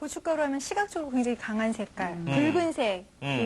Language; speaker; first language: Korean; native; Korean